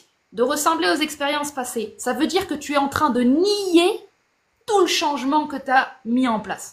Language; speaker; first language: French; native; French